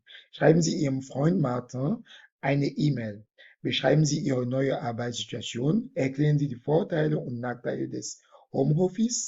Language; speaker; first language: German; non-native, fluent; French